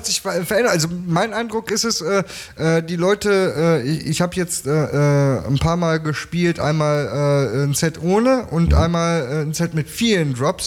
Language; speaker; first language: German; native; German